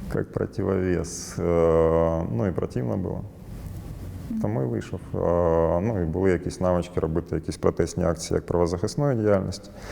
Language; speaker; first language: Ukrainian; non-native, local second language; Russian